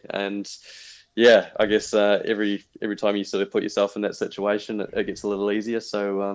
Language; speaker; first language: English; native; English